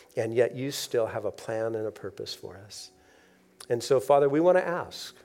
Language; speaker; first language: English; native; English